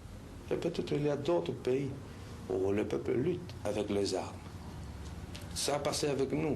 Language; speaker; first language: French; non-native, fluent; Spanish